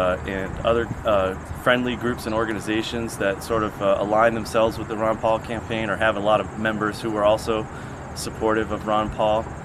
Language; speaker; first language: English; native; English